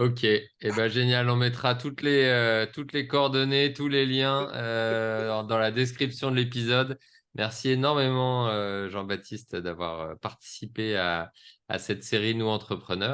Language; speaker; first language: French; native; French